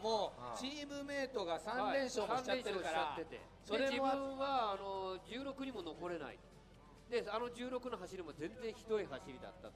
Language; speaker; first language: Japanese; native; Japanese